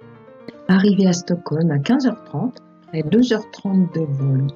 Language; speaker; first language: French; native; French